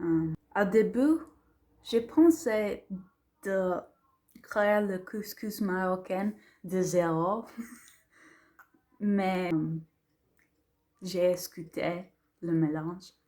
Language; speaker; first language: French; non-native, learner; English